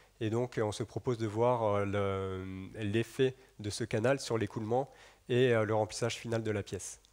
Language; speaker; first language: French; native; French